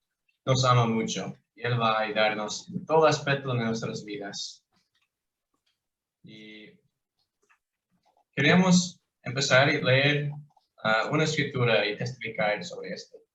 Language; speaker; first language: Spanish; non-native, fluent; English